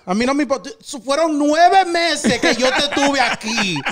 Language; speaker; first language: Spanish; early bilingual, other home language; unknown